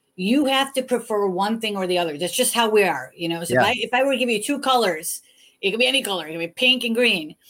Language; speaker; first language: English; early bilingual, other home language; Hindi